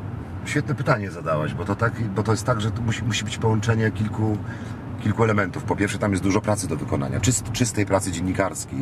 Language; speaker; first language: Polish; native; Polish